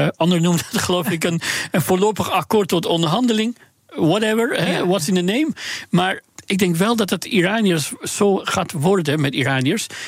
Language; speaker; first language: Dutch; non-native, fluent; Persian